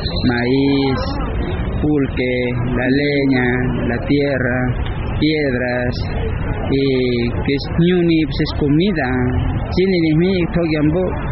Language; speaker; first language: Spanish; non-native, local second language; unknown